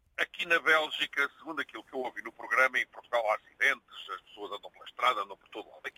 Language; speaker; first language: Portuguese; native; Portuguese